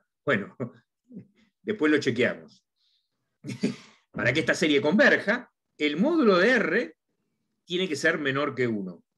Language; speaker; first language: Spanish; native; Spanish